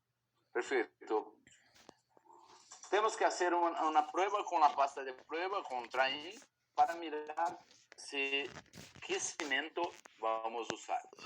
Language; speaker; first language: Spanish; non-native, fluent; Portuguese